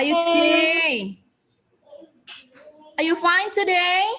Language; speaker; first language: English; non-native, learner; Indonesian